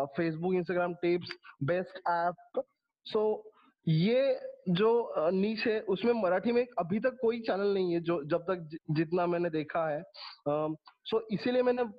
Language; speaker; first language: Hindi; non-native, local second language; Marathi